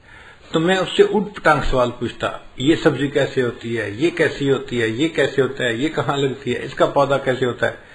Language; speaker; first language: Urdu; native; Urdu